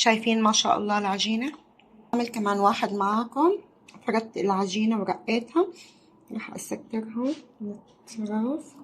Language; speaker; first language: Arabic; native; Arabic